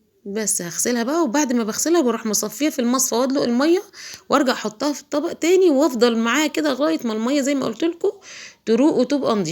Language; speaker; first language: Arabic; native; Arabic